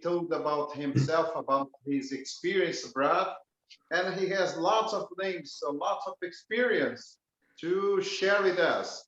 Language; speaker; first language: English; non-native, fluent; Portuguese